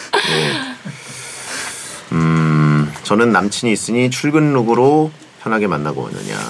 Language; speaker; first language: Korean; native; Korean